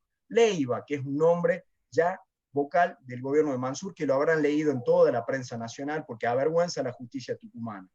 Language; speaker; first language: Spanish; native; Spanish